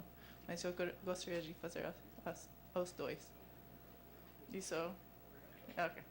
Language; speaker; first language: Portuguese; non-native, learner; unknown